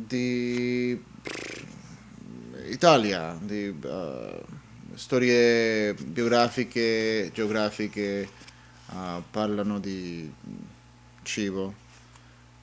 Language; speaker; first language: Italian; non-native, learner; English